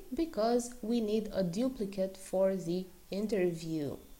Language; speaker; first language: English; non-native, fluent; Romanian